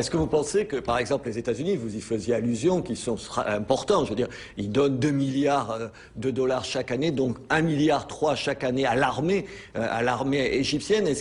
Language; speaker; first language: French; native; French